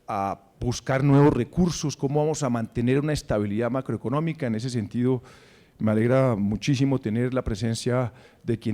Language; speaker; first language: Spanish; native; Spanish